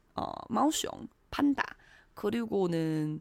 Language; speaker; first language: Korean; non-native, fluent; Chinese